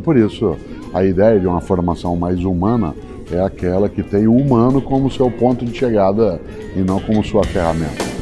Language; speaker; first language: Portuguese; native; Portuguese